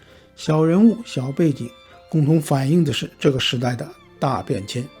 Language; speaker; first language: Chinese; native; Chinese